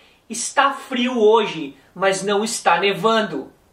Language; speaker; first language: Portuguese; native; Portuguese